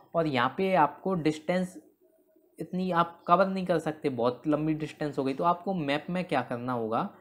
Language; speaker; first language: Hindi; native; Hindi